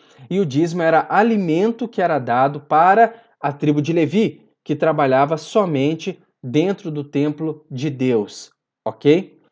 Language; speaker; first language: Portuguese; native; Portuguese